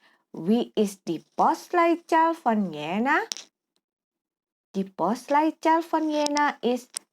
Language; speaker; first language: German; non-native, fluent; Indonesian